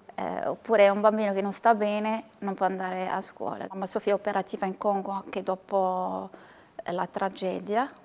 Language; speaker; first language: Italian; non-native, fluent; Arabic